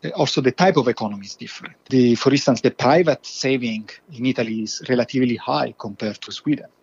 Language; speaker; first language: English; non-native, fluent; Italian